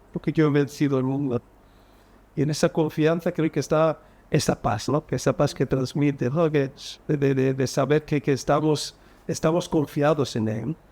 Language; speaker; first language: Spanish; early bilingual, heritage; Spanish